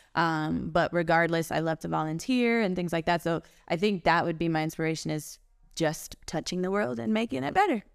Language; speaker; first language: English; early bilingual, other home language; German